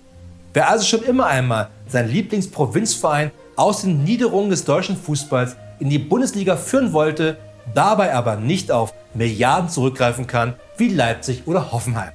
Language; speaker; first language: German; native; German